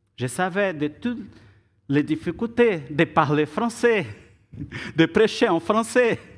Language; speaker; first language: French; non-native, learner; Portuguese